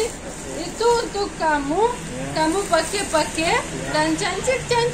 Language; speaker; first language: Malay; non-native, learner; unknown